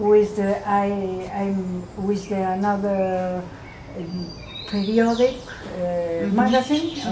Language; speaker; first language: English; non-native, learner; Spanish